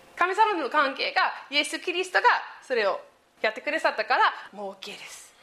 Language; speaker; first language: Japanese; native; Japanese